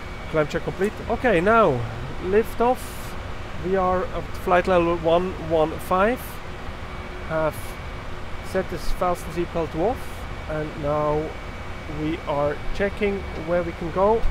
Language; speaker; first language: English; non-native, fluent; German